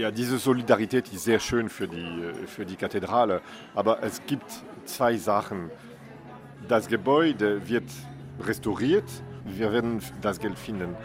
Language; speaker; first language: German; non-native, learner; French